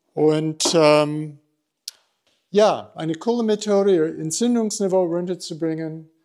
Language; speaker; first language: German; non-native, fluent; English